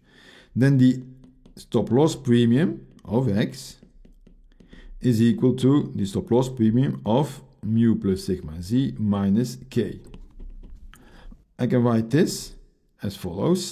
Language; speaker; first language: English; non-native, fluent; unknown